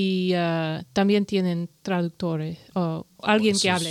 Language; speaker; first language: Spanish; non-native, learner; English